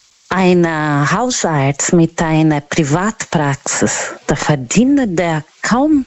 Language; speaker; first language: German; non-native, learner; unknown